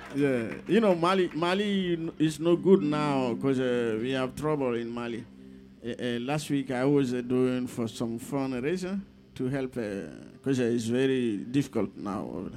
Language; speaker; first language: English; non-native, learner; Bambara